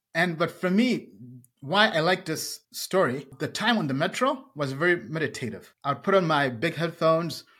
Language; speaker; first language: English; early bilingual, other home language; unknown